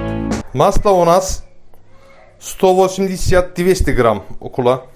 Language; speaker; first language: Russian; non-native, learner; Turkish